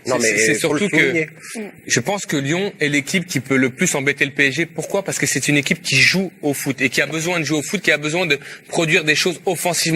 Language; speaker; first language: French; native; French